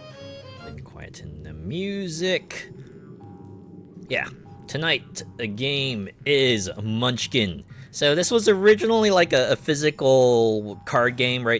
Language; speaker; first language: English; native; English